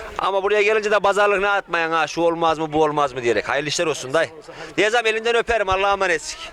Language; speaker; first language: Turkish; native; Turkish